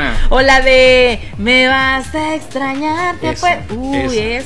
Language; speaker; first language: Spanish; native; Spanish